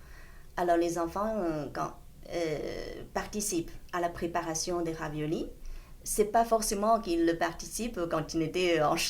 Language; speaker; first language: French; non-native, fluent; Chinese